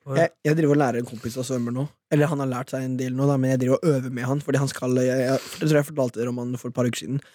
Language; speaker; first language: Norwegian; early bilingual, other home language; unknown